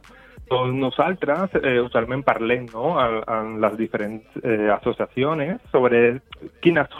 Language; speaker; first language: Catalan; non-native, local second language; Spanish